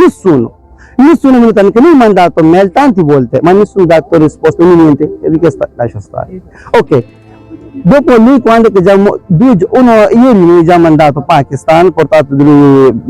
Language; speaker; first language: Italian; non-native, learner; Urdu